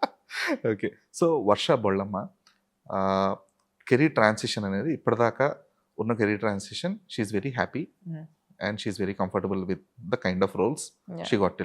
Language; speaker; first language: Telugu; native; Telugu